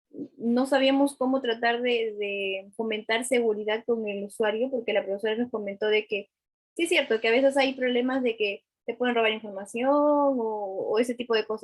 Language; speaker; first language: Spanish; native; Spanish